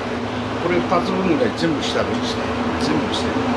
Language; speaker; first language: Japanese; native; Japanese